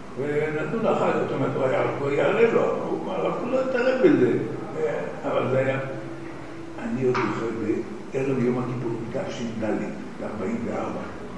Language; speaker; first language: Hebrew; native; Hebrew